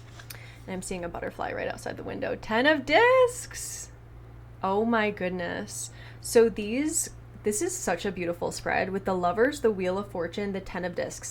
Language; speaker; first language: English; native; English